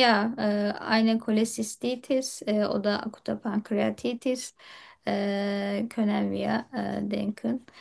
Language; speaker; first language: German; non-native, learner; Turkish